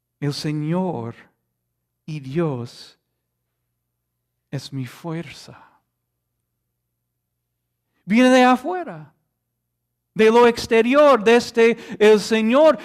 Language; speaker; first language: Spanish; non-native, fluent; English